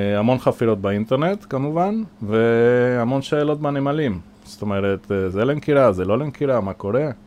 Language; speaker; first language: Hebrew; non-native, fluent; Spanish